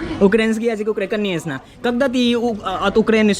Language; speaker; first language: Russian; non-native, learner; Hindi